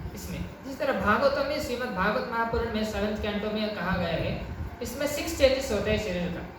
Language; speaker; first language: Hindi; non-native, local second language; Kannada